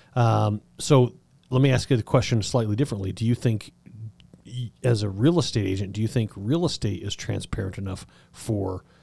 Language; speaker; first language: English; native; English